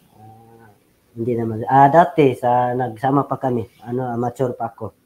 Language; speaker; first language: Filipino; non-native, local second language; Cebuano